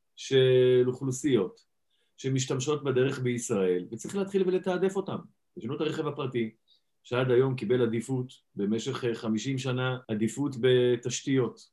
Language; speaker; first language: Hebrew; native; Hebrew